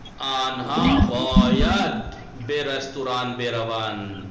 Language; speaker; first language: Persian; non-native, fluent; Urdu